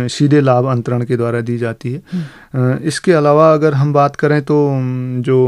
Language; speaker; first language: Hindi; native; Hindi